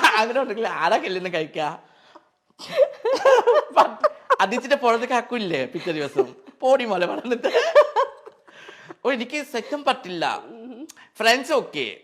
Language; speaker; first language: Malayalam; non-native, learner; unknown